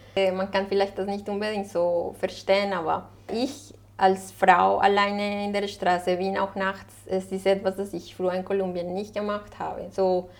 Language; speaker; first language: German; non-native, fluent; Spanish